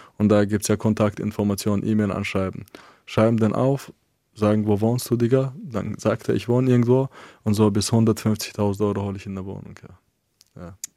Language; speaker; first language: German; non-native, fluent; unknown